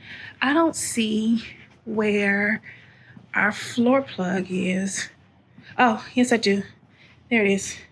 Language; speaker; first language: English; native; English